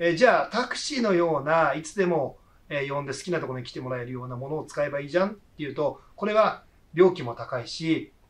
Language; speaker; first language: Japanese; native; Japanese